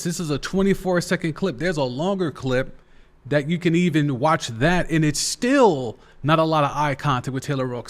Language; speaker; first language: English; native; English